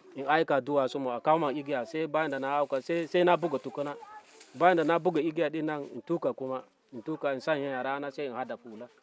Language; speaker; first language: Hausa; non-native, local second language; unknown